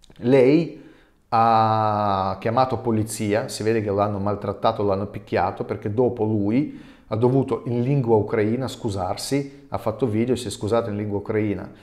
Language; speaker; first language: Italian; non-native, fluent; Russian